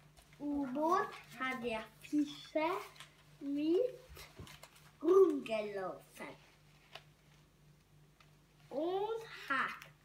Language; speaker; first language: German; non-native, learner; Hungarian